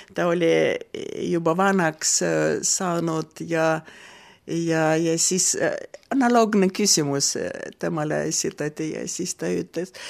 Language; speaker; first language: Estonian; non-native, local second language; Russian